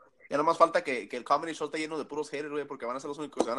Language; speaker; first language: Spanish; early bilingual, heritage; Spanish